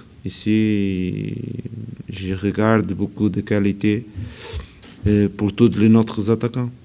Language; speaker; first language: French; non-native, learner; Portuguese